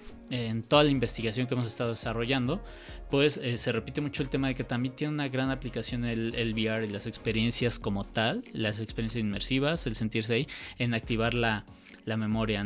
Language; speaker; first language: Spanish; native; Spanish